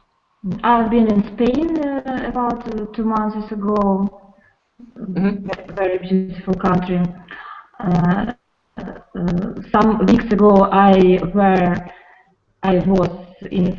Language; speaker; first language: English; non-native, learner; Russian